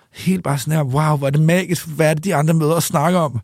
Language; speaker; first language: Danish; early bilingual, other home language; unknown